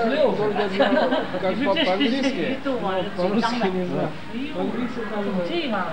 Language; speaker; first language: Russian; non-native, learner; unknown